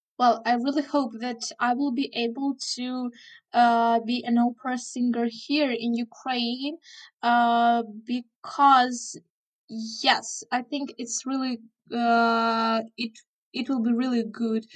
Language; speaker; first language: English; non-native, fluent; Ukrainian